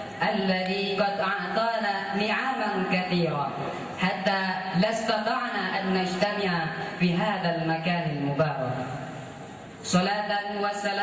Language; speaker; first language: Arabic; non-native, learner; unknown